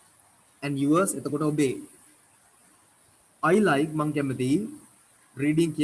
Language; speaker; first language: English; non-native, local second language; Sinhala